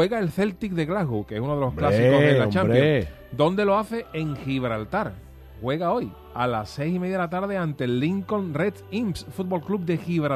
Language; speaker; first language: Spanish; native; Spanish